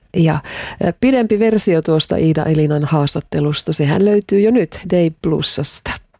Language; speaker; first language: Finnish; native; Finnish